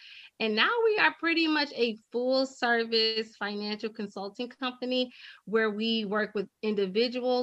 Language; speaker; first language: English; native; English